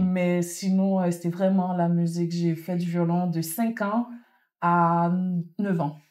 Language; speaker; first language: French; non-native, local second language; Haitian Creole